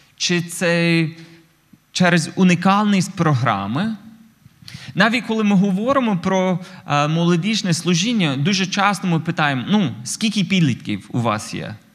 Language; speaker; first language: Ukrainian; non-native, fluent; English